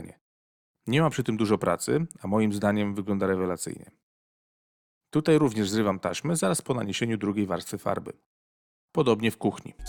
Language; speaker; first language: Polish; native; Polish